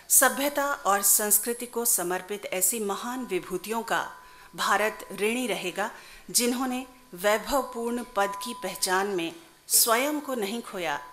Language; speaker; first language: Hindi; native; Hindi